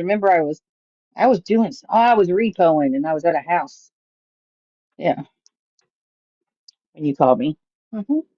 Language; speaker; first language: English; native; English